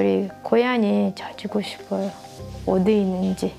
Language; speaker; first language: Korean; early bilingual, heritage; Russian